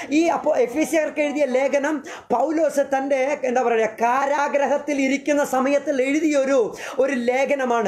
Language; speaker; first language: Malayalam; early bilingual, heritage; Malayalam